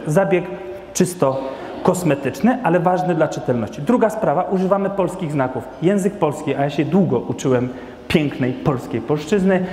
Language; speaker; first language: Polish; non-native, fluent; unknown